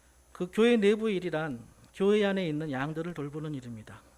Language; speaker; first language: Korean; native; Korean